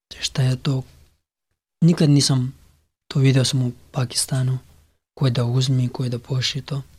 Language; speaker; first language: Serbian; non-native, learner; Pashto